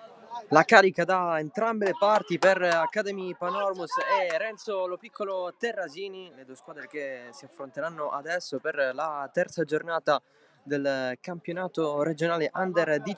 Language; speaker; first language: Italian; native; Italian